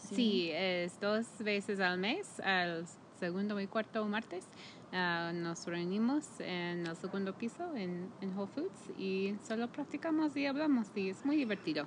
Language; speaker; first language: Spanish; non-native, fluent; English